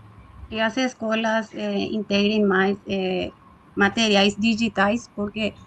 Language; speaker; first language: Portuguese; non-native, fluent; Spanish